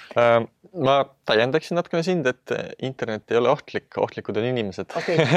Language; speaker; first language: Estonian; non-native, local second language; Russian